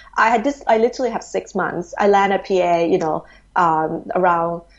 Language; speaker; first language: English; non-native, fluent; Thai